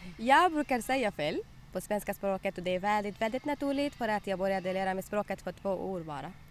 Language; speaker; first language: Swedish; non-native, learner; Arabic